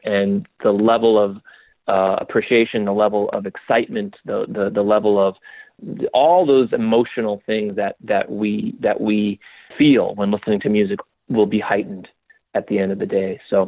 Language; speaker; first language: English; native; English